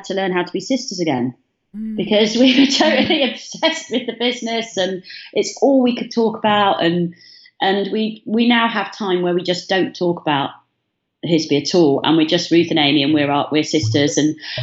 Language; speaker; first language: English; native; English